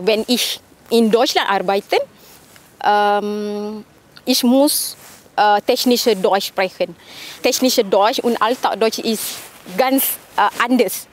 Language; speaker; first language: German; non-native, learner; Malay